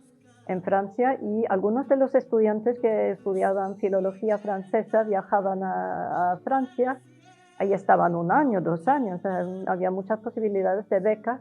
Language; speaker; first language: Spanish; non-native, fluent; Norwegian